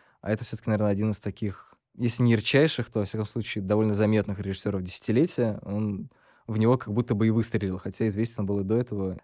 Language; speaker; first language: Russian; native; Russian